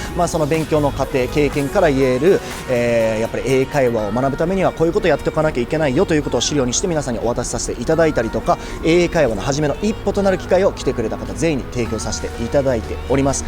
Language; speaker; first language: Japanese; native; Japanese